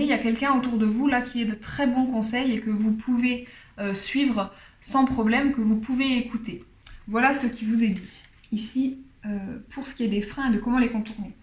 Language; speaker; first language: French; native; French